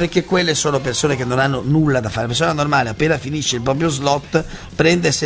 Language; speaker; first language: Italian; native; Italian